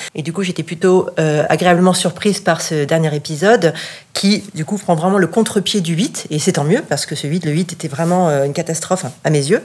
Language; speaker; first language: French; native; French